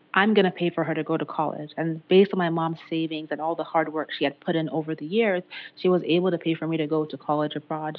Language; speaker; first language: English; non-native, local second language; Yoruba